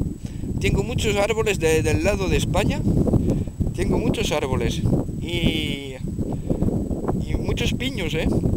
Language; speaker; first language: Spanish; non-native, fluent; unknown